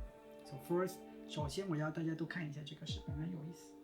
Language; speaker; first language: Chinese; non-native, fluent; Spanish